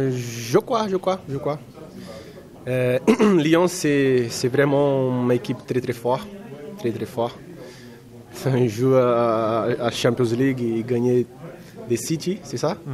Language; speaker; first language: French; non-native, fluent; Czech